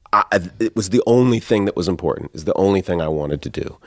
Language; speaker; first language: English; native; English